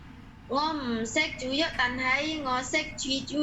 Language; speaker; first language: Cantonese; non-native, learner; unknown